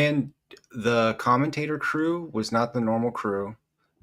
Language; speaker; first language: English; native; English